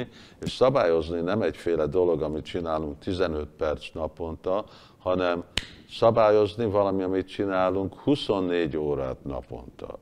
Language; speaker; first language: Hungarian; early bilingual, heritage; Hungarian